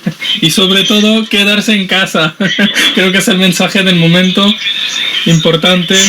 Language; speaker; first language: Spanish; non-native, fluent; French